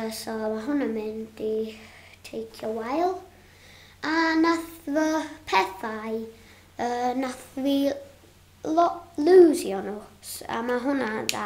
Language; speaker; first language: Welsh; non-native, local second language; English